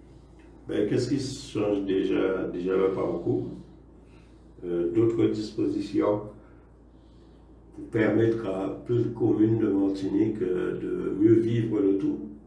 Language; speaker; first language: French; native; French